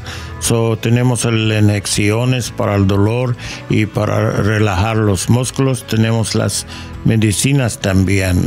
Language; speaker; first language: Spanish; non-native, fluent; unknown